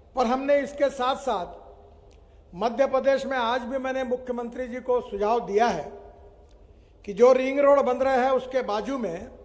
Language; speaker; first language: Hindi; non-native, local second language; Marathi